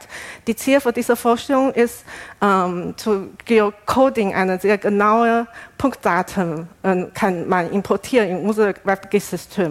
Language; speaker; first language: German; non-native, fluent; Chinese